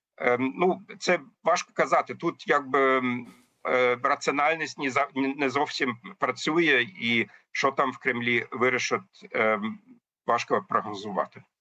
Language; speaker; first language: Ukrainian; non-native, fluent; German